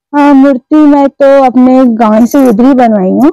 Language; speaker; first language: Hindi; native; Hindi